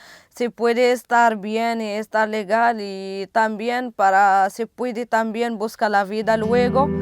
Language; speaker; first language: Spanish; non-native, learner; Arabic